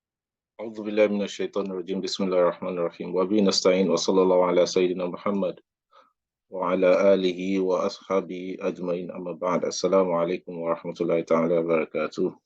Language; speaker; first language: Arabic; non-native, fluent; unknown